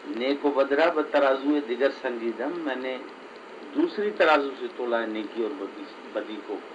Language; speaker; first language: Urdu; native; Urdu